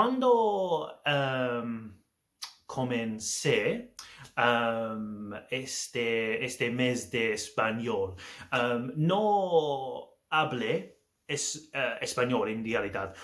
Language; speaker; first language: Spanish; non-native, learner; English